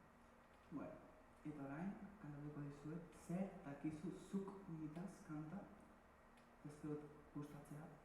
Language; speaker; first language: Basque; early bilingual, other home language; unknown